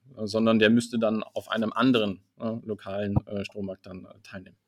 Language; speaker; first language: German; native; German